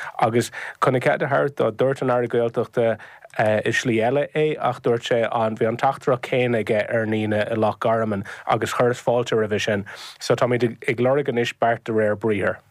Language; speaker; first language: Irish; non-native, local second language; English